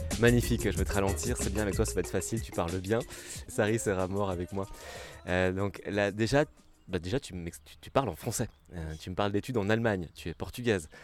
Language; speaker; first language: French; native; French